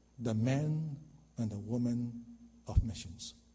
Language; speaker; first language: English; non-native, local second language; Chinese